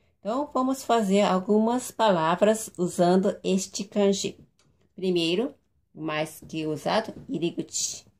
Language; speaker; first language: Portuguese; non-native, fluent; Japanese